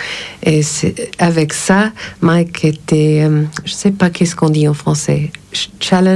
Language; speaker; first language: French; non-native, fluent; English